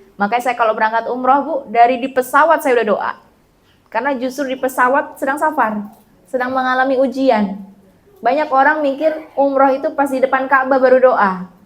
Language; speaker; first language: Indonesian; native; Indonesian